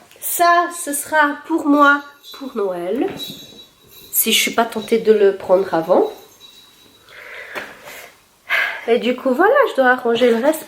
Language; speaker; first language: French; native; French